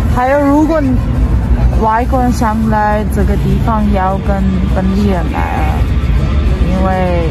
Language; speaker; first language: Chinese; non-native, fluent; Armenian